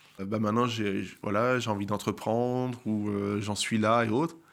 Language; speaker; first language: French; native; French